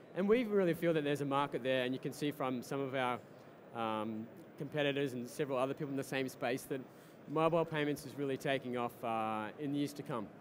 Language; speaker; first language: English; native; English